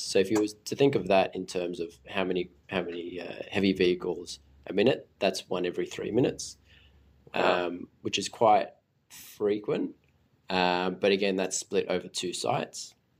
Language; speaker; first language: English; native; English